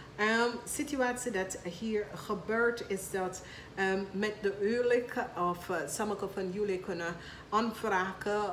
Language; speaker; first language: Dutch; non-native, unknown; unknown